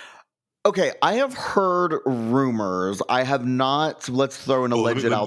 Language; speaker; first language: English; native; English